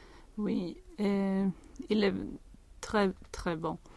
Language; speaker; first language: French; non-native, learner; Swedish